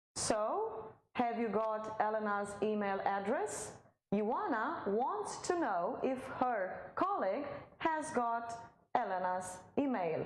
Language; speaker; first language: English; non-native, fluent; Romanian